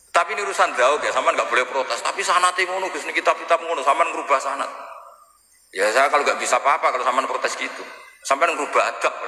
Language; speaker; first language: Indonesian; non-native, local second language; Javanese